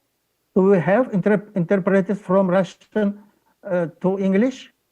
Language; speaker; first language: English; non-native, learner; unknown